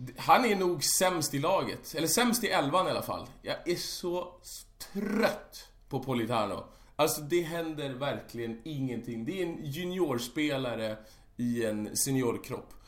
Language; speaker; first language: Swedish; native; Swedish